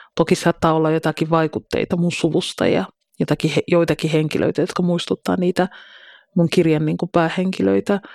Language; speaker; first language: Finnish; early bilingual, other home language; Somali